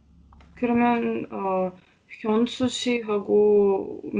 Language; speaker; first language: Korean; non-native, learner; Latvian